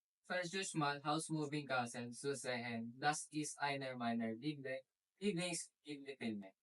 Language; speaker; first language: German; non-native, learner; Filipino